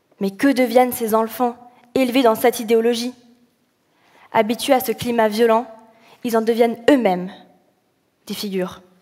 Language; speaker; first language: French; early bilingual, other home language; Arabic